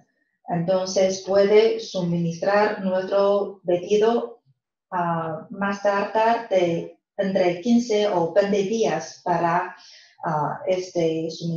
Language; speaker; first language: Spanish; non-native, fluent; Chinese